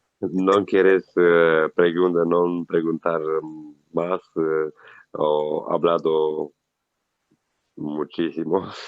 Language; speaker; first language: Spanish; non-native, learner; Italian